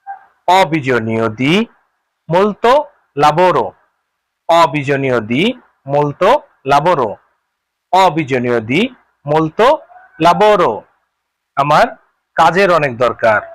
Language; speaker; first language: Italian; non-native, learner; Bangla